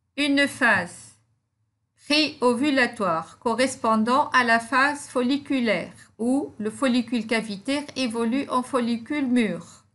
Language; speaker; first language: French; non-native, local second language; Arabic